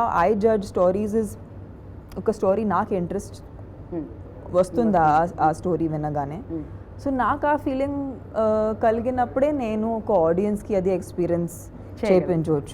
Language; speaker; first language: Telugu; non-native, local second language; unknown